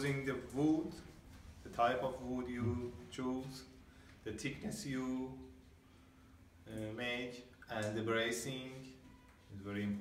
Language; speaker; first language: English; non-native, learner; Persian